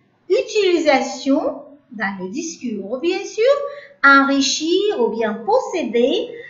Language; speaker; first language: French; non-native, learner; Uzbek